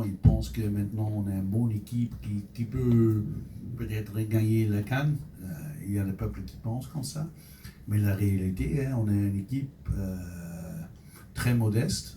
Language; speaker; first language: French; non-native, local second language; Dutch